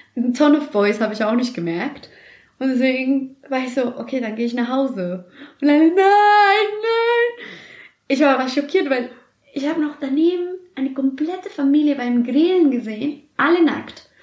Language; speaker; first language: German; non-native, fluent; Spanish